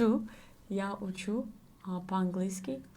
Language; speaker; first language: Russian; non-native, learner; English